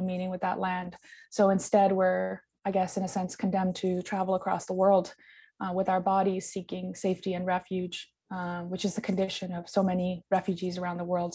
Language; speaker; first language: English; non-native, local second language; Tibetan